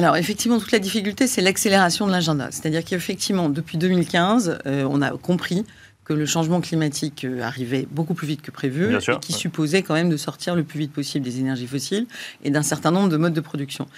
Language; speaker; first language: French; native; French